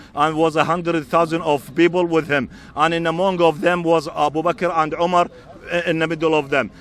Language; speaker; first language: English; non-native, learner; Arabic